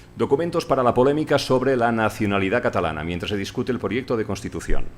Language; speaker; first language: Spanish; non-native, local second language; Catalan